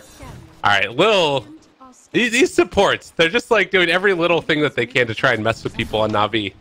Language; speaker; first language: English; native; English